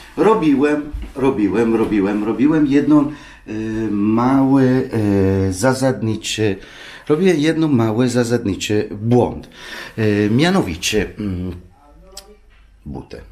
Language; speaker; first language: Polish; non-native, learner; Italian